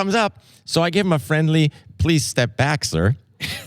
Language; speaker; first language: English; native; English